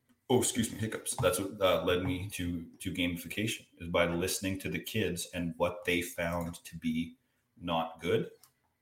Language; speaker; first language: English; native; English